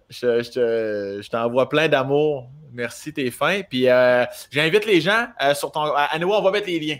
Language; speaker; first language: French; native; French